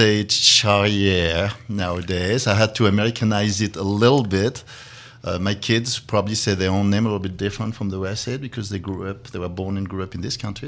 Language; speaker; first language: English; non-native, fluent; French